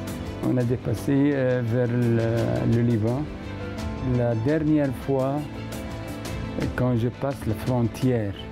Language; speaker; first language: French; non-native, fluent; Arabic